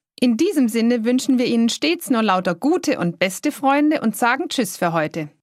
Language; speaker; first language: German; native; German